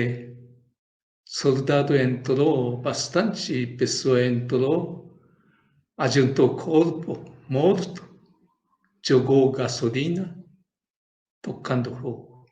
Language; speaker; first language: Portuguese; non-native, learner; Japanese